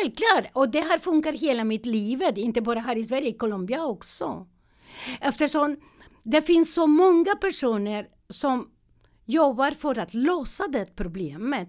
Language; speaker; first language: Swedish; non-native, learner; Spanish